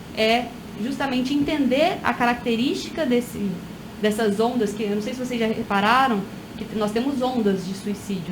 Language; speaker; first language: Portuguese; native; Portuguese